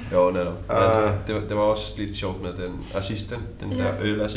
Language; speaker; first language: Danish; non-native, learner; Icelandic